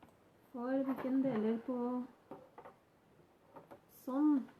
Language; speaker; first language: Norwegian; non-native, learner; Spanish